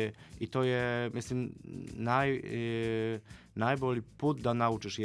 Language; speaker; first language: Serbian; non-native, fluent; Polish